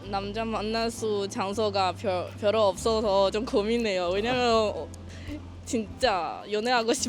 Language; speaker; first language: Korean; non-native, learner; Chinese